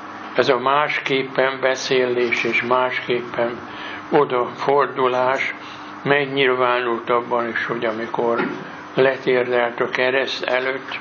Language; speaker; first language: Hungarian; native; Hungarian